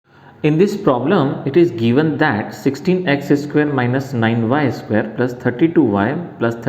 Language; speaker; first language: English; non-native, local second language; Hindi